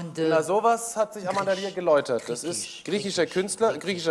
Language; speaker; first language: German; native; German